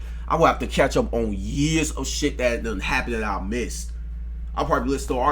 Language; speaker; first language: English; native; English